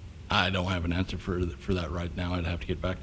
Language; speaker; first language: English; native; English